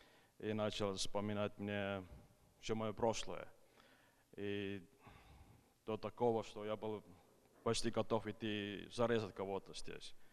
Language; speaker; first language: Russian; non-native, fluent; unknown